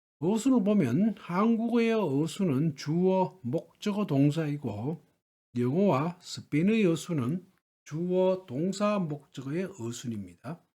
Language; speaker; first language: Korean; native; Korean